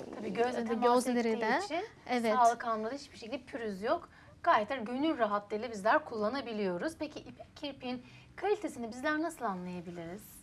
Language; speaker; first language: Turkish; native; Turkish